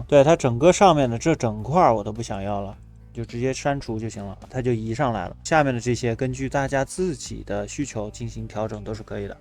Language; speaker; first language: Chinese; native; Chinese